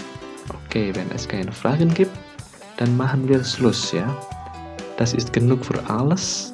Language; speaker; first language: German; non-native, learner; Indonesian